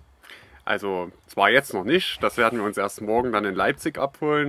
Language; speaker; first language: German; native; German